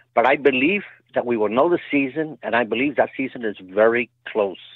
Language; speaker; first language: English; native; English